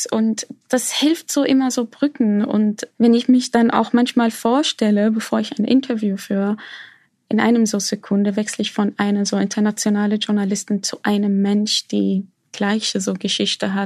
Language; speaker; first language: German; non-native, fluent; Arabic